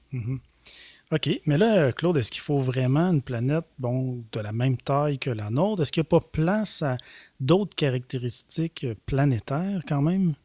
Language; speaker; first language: French; native; French